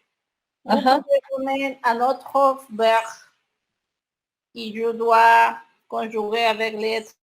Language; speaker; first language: French; non-native, learner; Spanish